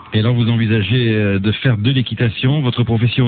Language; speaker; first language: French; native; French